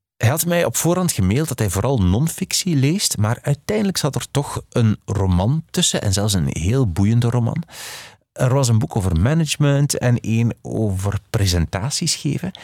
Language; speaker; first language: Dutch; native; Dutch